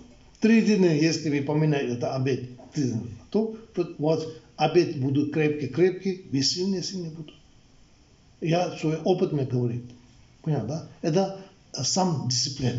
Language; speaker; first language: Russian; non-native, learner; Tibetan